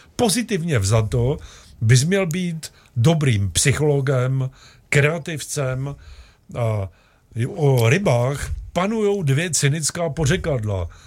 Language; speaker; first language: Czech; native; Czech